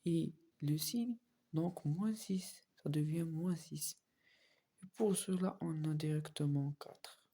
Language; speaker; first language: French; non-native, local second language; Arabic